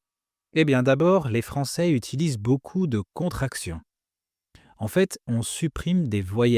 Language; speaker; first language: French; native; French